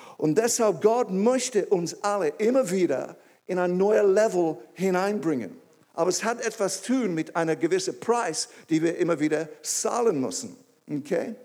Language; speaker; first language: German; non-native, fluent; English